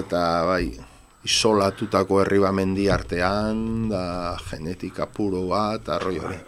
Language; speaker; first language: Basque; non-native, local second language; Spanish